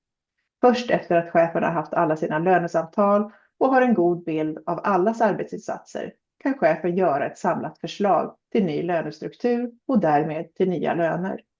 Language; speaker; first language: Swedish; native; Swedish